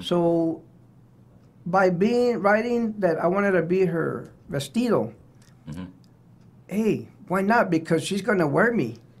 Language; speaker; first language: English; native; English